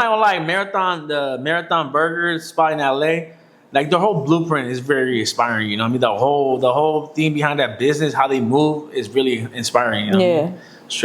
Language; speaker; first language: English; native; English